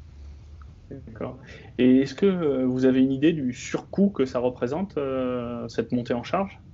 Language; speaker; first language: French; native; French